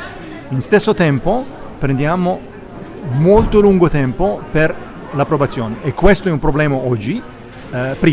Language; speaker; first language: Italian; non-native, learner; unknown